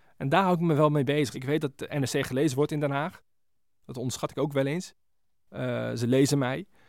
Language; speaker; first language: Dutch; early bilingual, other home language; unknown